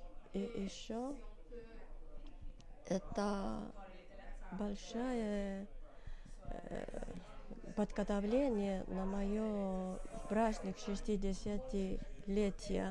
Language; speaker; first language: Russian; non-native, learner; Finnish